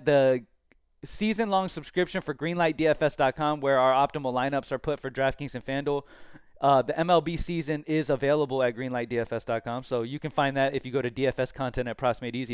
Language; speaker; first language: English; native; English